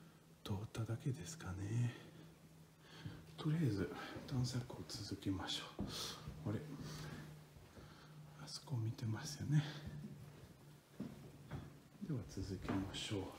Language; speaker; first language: Japanese; non-native, fluent; French